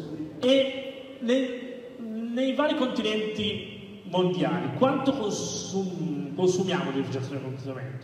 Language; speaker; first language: Italian; native; Italian